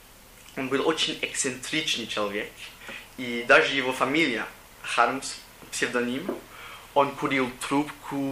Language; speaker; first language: Russian; non-native, learner; English